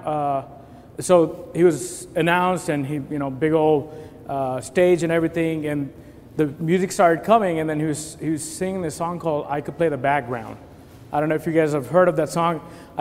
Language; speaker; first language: English; non-native, local second language; Telugu